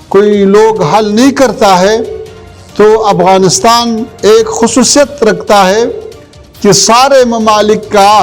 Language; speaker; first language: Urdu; non-native, fluent; Pashto